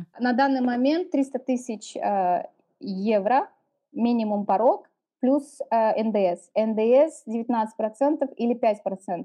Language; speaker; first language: Russian; native; Russian